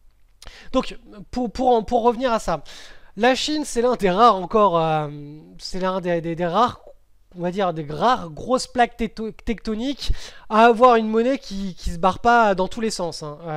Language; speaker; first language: French; native; French